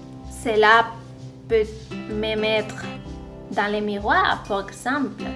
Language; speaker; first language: French; non-native, learner; Spanish